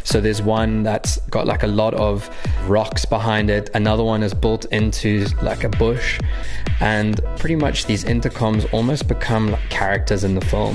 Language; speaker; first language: English; native; English